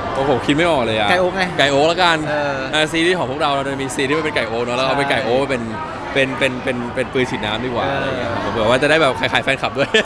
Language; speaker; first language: Thai; native; Thai